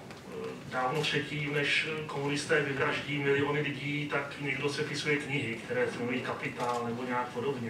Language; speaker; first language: Czech; native; Czech